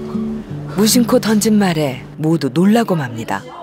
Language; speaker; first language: Korean; native; Korean